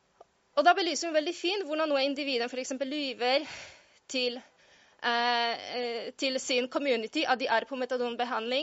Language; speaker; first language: Norwegian; non-native, fluent; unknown